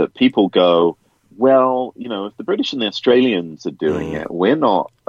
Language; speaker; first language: English; native; English